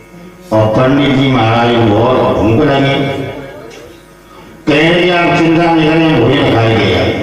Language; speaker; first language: Hindi; native; Hindi